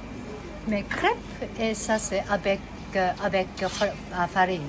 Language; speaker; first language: French; non-native, learner; Japanese